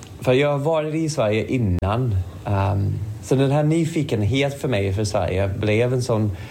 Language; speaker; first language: Swedish; non-native, fluent; English